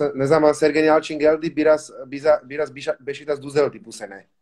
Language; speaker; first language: Turkish; non-native, learner; Slovak